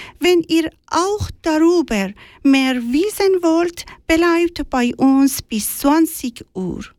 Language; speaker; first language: German; non-native, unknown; Persian